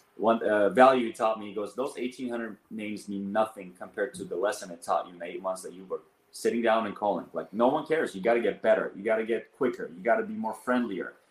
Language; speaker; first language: English; early bilingual, other home language; Armenian